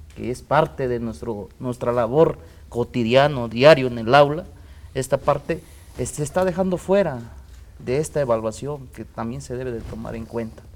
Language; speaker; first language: Spanish; non-native, local second language; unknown